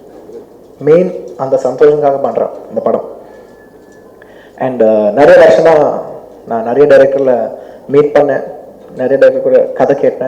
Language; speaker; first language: Tamil; non-native, local second language; Telugu